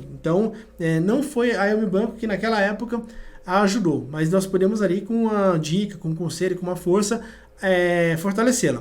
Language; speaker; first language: Portuguese; native; Portuguese